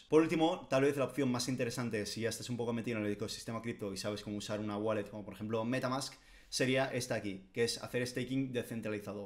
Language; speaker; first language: Spanish; native; Spanish